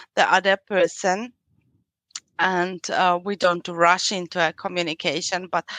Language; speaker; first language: English; non-native, fluent; German